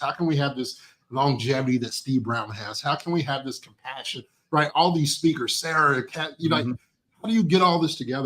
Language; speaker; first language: English; native; English